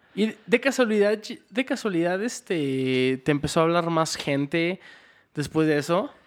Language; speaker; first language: Spanish; early bilingual, heritage; Spanish